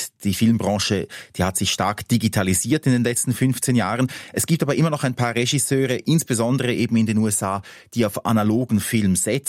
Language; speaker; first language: German; native; German